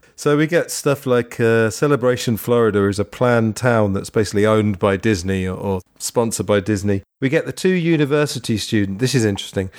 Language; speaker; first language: English; native; English